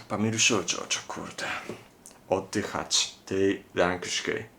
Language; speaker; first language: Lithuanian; non-native, fluent; Japanese